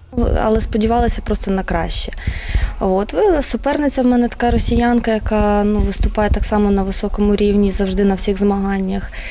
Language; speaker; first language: Ukrainian; native; Ukrainian